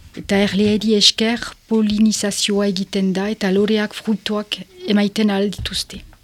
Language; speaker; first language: Basque; non-native, local second language; French